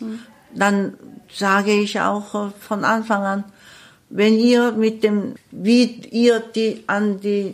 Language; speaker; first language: German; non-native, learner; Korean